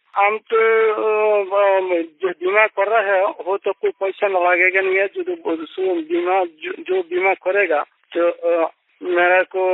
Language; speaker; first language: Hindi; non-native, local second language; Bangla